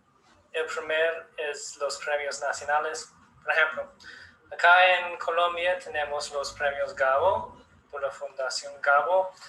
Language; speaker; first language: Spanish; non-native, learner; English